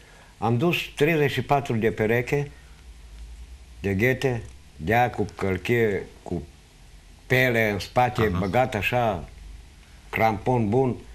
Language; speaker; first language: Romanian; non-native, local second language; Hungarian